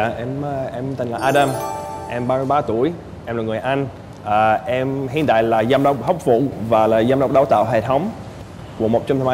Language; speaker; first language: Vietnamese; non-native, fluent; English